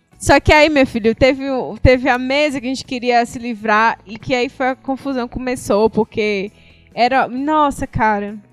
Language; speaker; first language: Portuguese; native; Portuguese